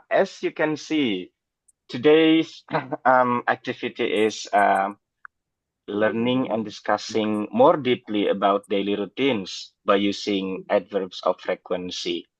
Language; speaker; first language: English; non-native, fluent; Indonesian